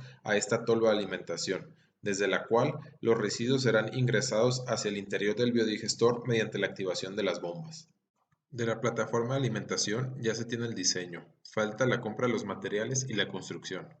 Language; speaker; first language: Spanish; native; Spanish